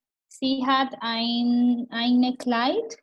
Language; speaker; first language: German; non-native, learner; Spanish